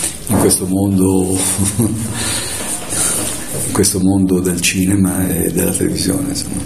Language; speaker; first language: Italian; native; Italian